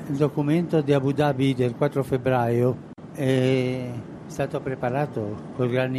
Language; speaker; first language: Italian; non-native, fluent; Spanish